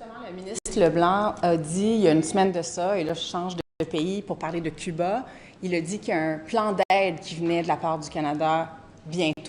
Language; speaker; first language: French; native; French